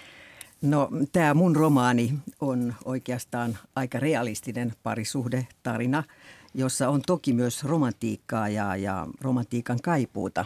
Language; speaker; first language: Finnish; native; Finnish